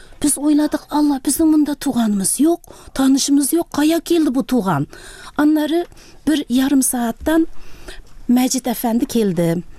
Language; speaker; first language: Tatar; early bilingual, heritage; Tatar